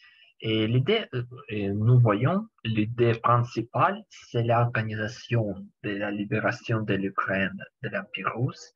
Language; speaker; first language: French; non-native, learner; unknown